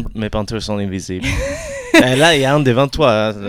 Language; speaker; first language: French; early bilingual, other home language; English